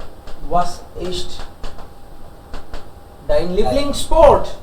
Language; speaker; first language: German; non-native, learner; Hindi